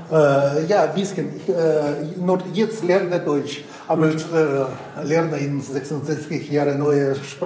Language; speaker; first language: German; non-native, learner; Russian